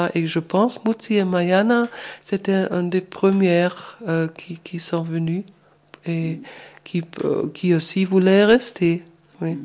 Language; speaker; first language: French; non-native, fluent; German